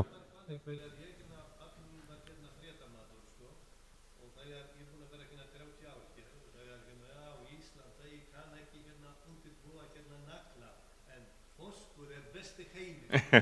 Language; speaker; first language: Icelandic; non-native, learner; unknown